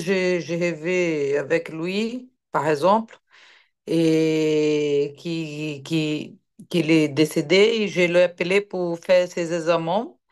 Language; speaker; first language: French; non-native, fluent; Portuguese